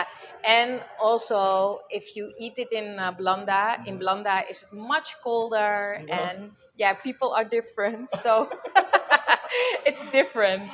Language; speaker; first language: English; non-native, fluent; Dutch